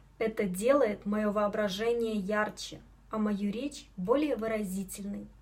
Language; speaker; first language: Russian; non-native, local second language; Belarusian